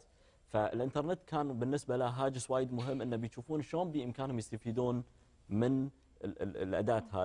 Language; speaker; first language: Arabic; native; Arabic